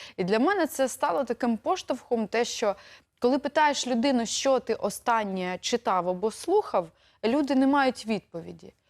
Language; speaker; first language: Ukrainian; native; Ukrainian